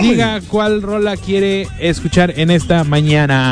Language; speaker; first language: Spanish; native; Spanish